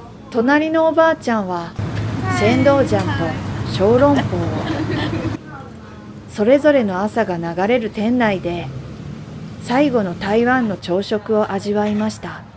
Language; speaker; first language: Japanese; native; Japanese